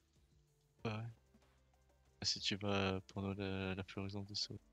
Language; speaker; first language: French; native; French